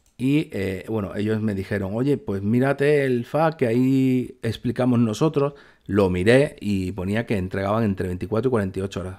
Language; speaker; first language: Spanish; native; Spanish